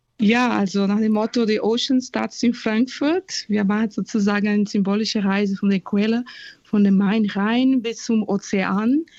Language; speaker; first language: German; non-native, fluent; Portuguese